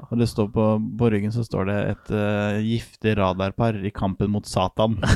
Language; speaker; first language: Norwegian; native; Norwegian